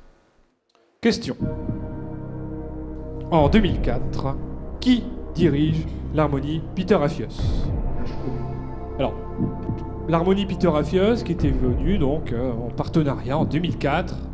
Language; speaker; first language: French; native; French